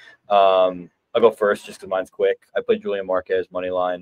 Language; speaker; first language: English; native; English